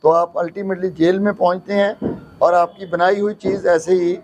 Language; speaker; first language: Hindi; non-native, local second language; Punjabi